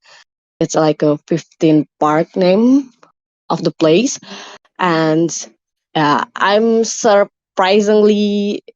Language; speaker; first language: English; non-native, learner; Indonesian